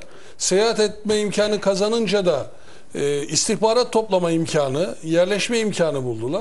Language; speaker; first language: Turkish; native; Turkish